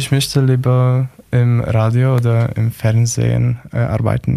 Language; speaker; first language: German; non-native, learner; Polish